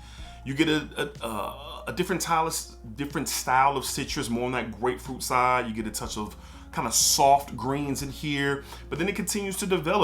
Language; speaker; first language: English; native; English